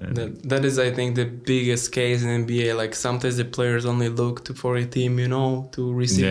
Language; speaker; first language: English; non-native, learner; Polish